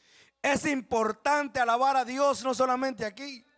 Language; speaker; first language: Spanish; native; Spanish